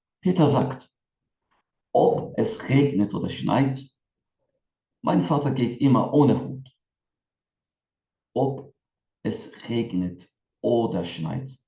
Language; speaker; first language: German; non-native, fluent; Turkish